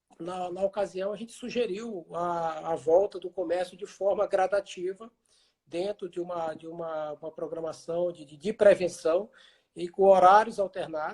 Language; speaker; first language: Portuguese; native; Portuguese